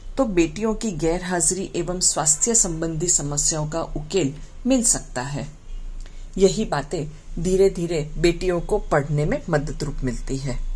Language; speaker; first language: Hindi; non-native, local second language; Gujarati